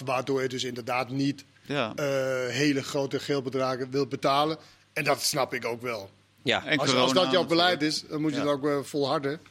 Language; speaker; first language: Dutch; non-native, fluent; Danish